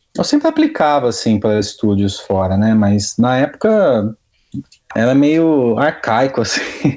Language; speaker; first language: Portuguese; native; Portuguese